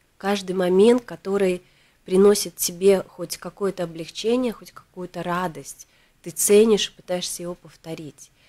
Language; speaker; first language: Russian; native; Russian